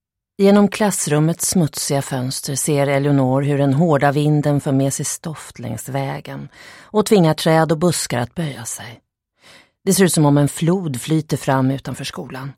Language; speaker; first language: Swedish; native; Swedish